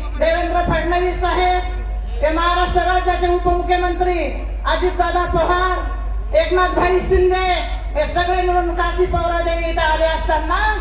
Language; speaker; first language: Marathi; non-native, local second language; Lambadi